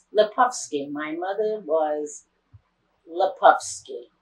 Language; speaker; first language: English; native; English